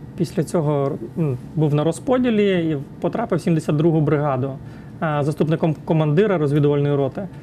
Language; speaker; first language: Ukrainian; native; Ukrainian